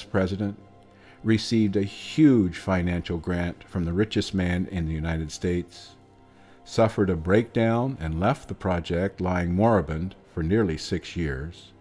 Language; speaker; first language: English; native; English